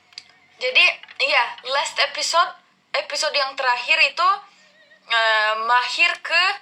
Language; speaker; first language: Indonesian; non-native, learner; Turkish